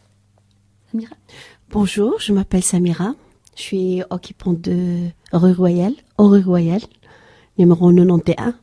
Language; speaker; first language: French; non-native, learner; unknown